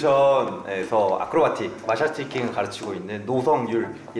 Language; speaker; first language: Korean; native; Korean